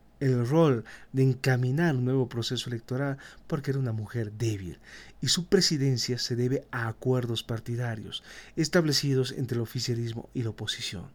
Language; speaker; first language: Spanish; native; Spanish